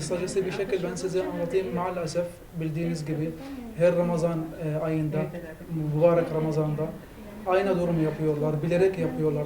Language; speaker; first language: Turkish; non-native, fluent; Arabic